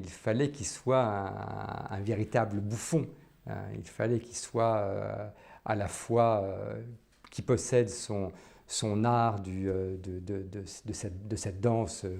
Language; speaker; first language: French; native; French